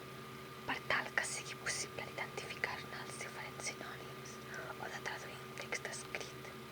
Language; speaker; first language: Catalan; non-native, local second language; Spanish